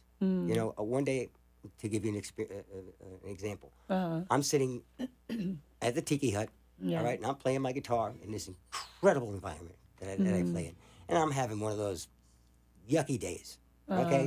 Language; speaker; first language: English; native; English